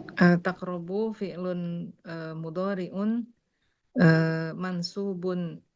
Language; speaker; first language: Arabic; non-native, learner; Indonesian